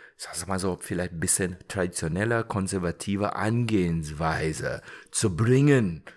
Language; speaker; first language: German; non-native, fluent; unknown